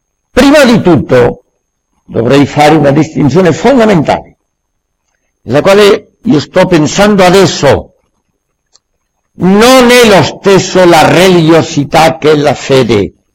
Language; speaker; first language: Italian; non-native, fluent; Spanish